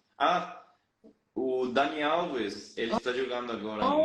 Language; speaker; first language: Portuguese; non-native, fluent; Spanish